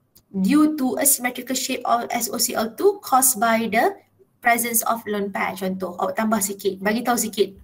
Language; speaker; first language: English; non-native, local second language; Malay